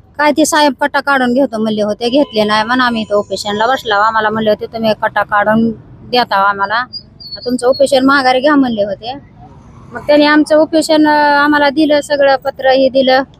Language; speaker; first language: Marathi; non-native, local second language; Lambadi